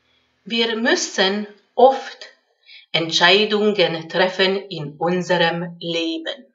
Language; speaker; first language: German; non-native, fluent; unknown